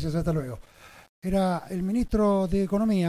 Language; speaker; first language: Spanish; native; Spanish